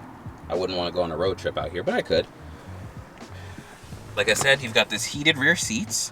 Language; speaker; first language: English; native; English